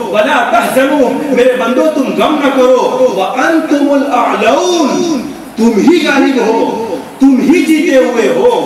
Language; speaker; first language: Hindi; non-native, local second language; Gujarati